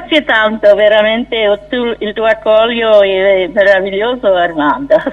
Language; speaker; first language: Italian; non-native, fluent; French